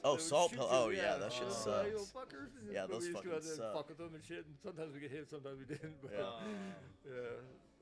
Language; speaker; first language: English; native; English